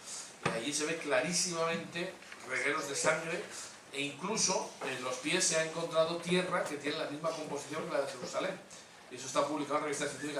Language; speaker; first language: Spanish; native; Spanish